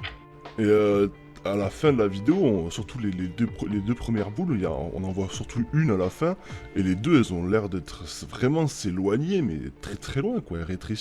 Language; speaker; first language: French; native; French